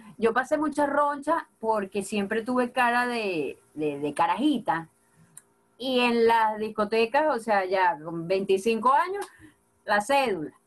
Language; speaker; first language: Spanish; native; Spanish